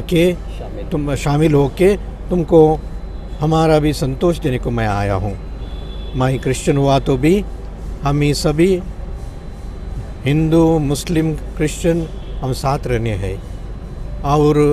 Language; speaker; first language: Hindi; non-native, local second language; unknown